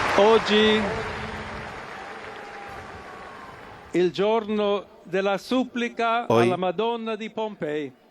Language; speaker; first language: Italian; non-native, fluent; English